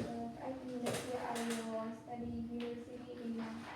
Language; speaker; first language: English; non-native, learner; Vietnamese